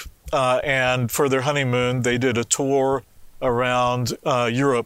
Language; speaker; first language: English; native; English